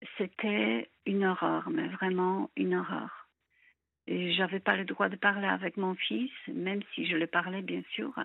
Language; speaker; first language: French; non-native, fluent; Polish